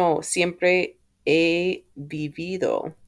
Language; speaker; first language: Spanish; non-native, fluent; English